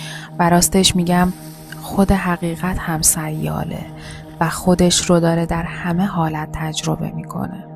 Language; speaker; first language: Persian; native; Persian